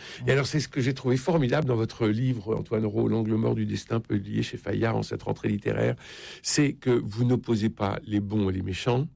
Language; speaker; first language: French; native; French